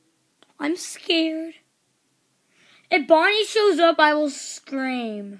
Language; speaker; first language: English; native; English